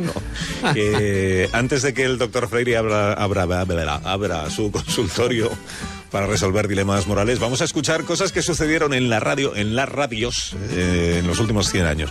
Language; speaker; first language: Spanish; native; Spanish